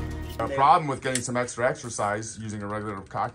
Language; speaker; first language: English; native; English